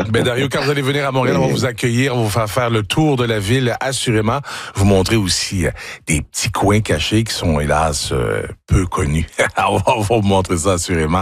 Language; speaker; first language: French; native; French